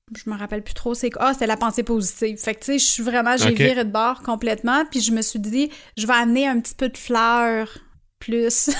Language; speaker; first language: French; native; French